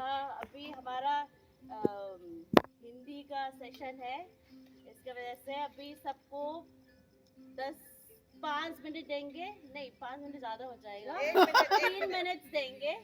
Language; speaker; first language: Hindi; non-native, local second language; Rongmei Naga